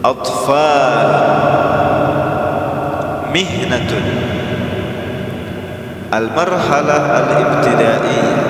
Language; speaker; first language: Arabic; non-native, fluent; Indonesian